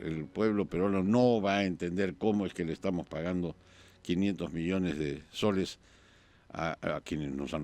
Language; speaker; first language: Spanish; native; Spanish